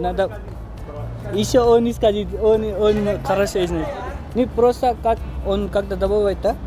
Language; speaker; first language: Russian; non-native, learner; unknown